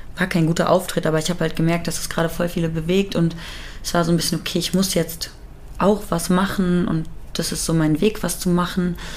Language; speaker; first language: German; early bilingual, other home language; Persian